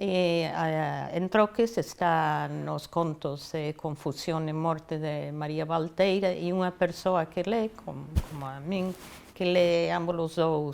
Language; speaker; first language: Galician; non-native, fluent; English